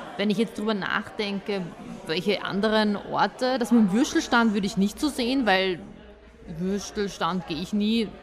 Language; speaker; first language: German; early bilingual, other home language; Bosnian